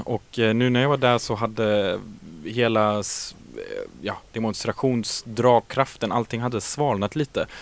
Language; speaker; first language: Swedish; native; Swedish